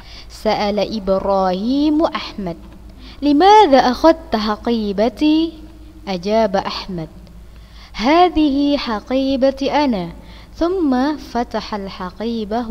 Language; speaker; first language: Arabic; non-native, fluent; Indonesian